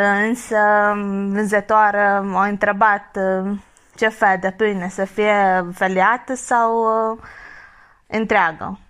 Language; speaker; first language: Romanian; non-native, fluent; Hungarian